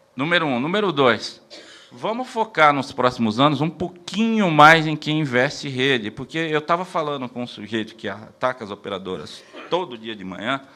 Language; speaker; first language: Portuguese; native; Portuguese